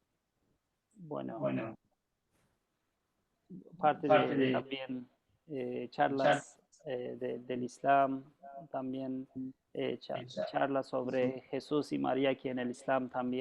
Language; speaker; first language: Spanish; non-native, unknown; Turkish